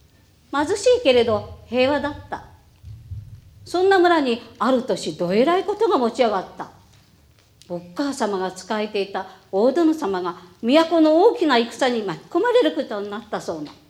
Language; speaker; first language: Japanese; native; Japanese